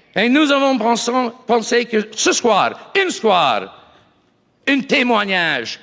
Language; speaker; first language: French; non-native, learner; English